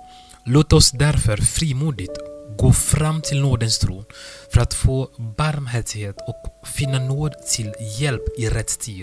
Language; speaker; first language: Swedish; non-native, fluent; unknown